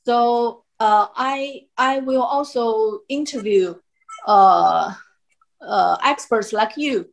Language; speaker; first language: English; non-native, fluent; Chinese